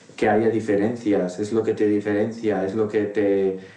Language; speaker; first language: Spanish; non-native, fluent; Arabic